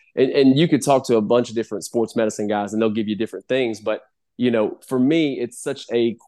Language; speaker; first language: English; native; English